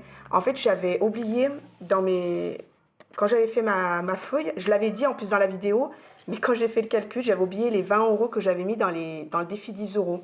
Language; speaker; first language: French; native; French